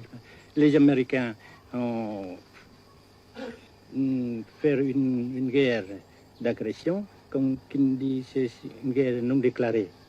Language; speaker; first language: French; non-native, fluent; Vietnamese